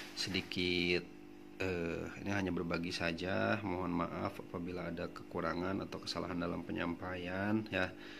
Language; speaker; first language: Indonesian; non-native, local second language; Sundanese